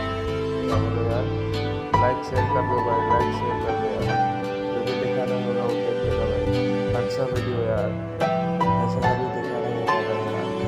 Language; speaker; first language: Hindi; non-native, local second language; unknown